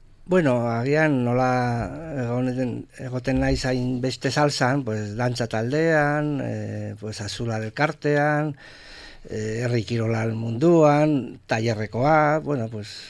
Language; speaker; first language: Basque; non-native, local second language; Spanish